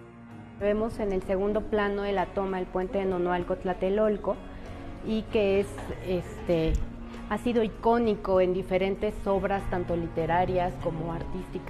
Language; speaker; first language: Spanish; native; Spanish